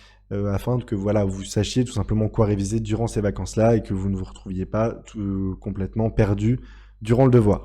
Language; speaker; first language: French; native; French